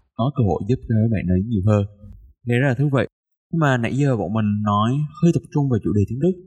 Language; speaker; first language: Vietnamese; native; Vietnamese